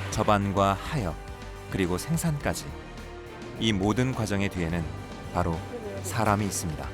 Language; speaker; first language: Korean; native; Korean